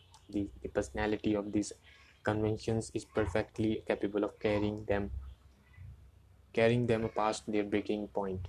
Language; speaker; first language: English; non-native, local second language; Hindi